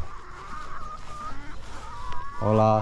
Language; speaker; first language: Spanish; non-native, learner; Romanian